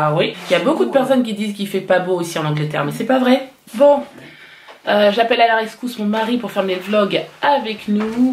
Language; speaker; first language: French; native; French